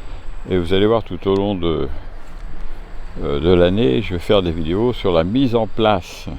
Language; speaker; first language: French; native; French